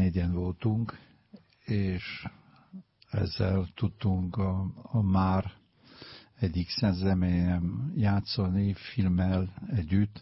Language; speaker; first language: Hungarian; non-native, fluent; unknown